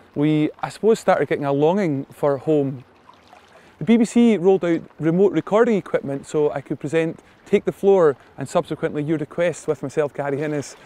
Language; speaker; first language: English; native; English